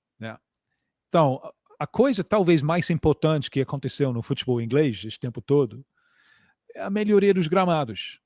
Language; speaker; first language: Portuguese; non-native, fluent; English